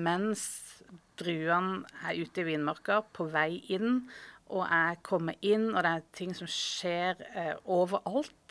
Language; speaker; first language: Norwegian; native; Norwegian